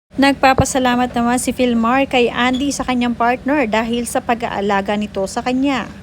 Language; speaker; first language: Filipino; native; Filipino